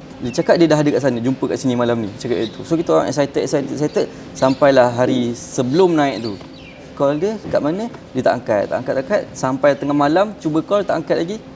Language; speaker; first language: Malay; native; Malay